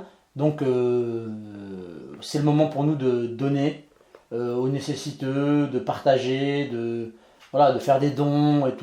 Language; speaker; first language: French; native; French